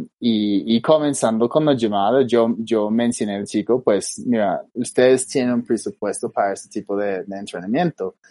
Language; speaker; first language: Spanish; non-native, fluent; English